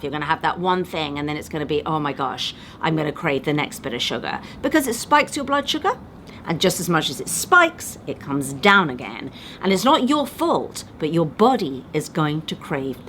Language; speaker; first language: English; native; English